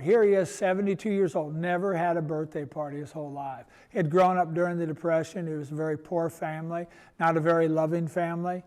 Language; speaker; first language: English; native; English